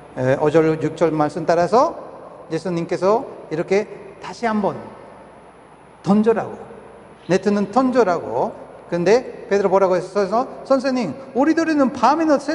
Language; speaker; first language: Korean; non-native, fluent; Spanish